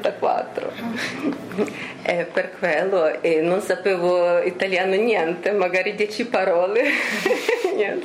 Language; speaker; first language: Italian; non-native, learner; Russian